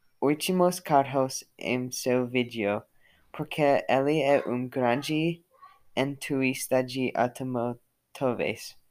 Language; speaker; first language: Portuguese; non-native, learner; English